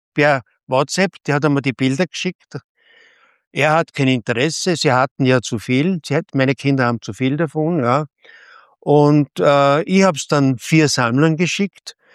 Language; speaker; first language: German; native; German